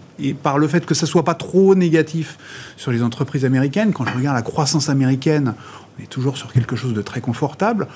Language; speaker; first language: French; native; French